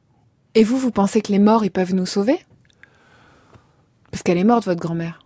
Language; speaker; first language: French; native; French